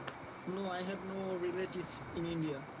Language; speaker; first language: English; non-native, learner; Bangla